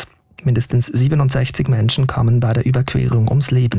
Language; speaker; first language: German; native; German